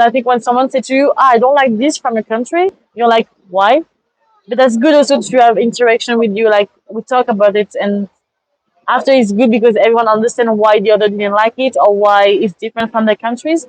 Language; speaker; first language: English; non-native, fluent; French